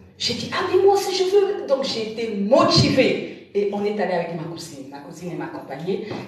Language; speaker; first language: French; non-native, local second language; Lingala